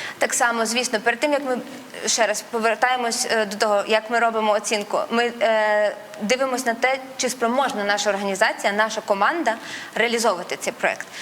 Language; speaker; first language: Ukrainian; non-native, local second language; Russian